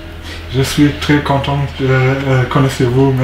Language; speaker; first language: French; non-native, learner; German